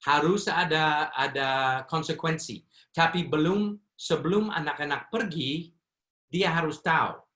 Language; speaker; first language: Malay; non-native, fluent; English